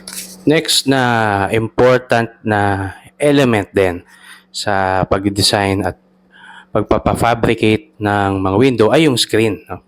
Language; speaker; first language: Filipino; native; Filipino